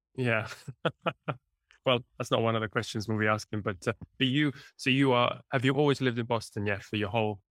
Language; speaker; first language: English; native; English